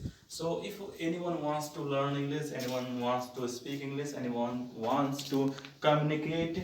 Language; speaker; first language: English; non-native, local second language; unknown